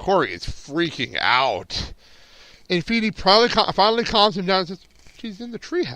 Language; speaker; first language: English; native; English